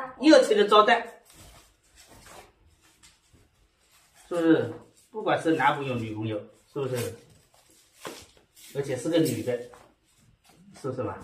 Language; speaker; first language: Chinese; native; Chinese